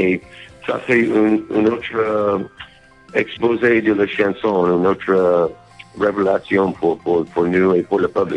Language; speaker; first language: French; non-native, learner; English